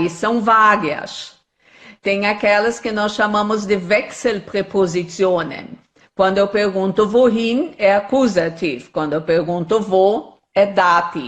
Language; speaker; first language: Portuguese; non-native, fluent; German